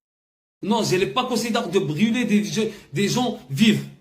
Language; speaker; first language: French; non-native, learner; Arabic